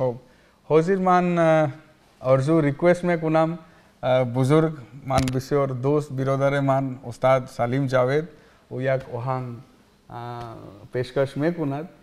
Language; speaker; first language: Persian; non-native, learner; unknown